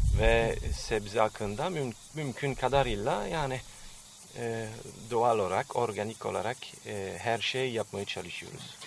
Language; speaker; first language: Turkish; non-native, fluent; French